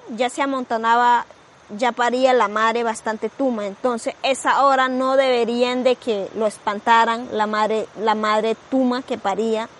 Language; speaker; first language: Spanish; non-native, local second language; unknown